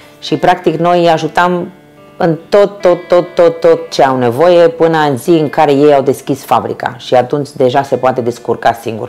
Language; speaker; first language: Romanian; non-native, fluent; Spanish